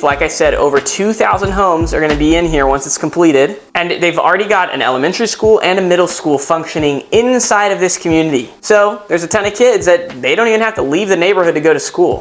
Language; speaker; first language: English; native; English